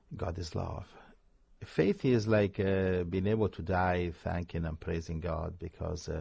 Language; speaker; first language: English; non-native, fluent; Italian